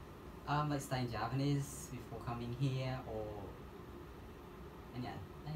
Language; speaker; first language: English; non-native, fluent; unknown